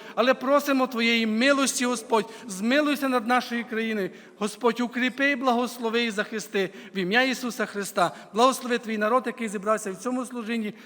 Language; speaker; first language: Ukrainian; native; Ukrainian